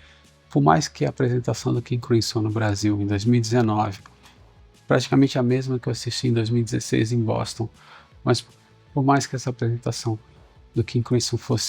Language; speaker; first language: Portuguese; native; Portuguese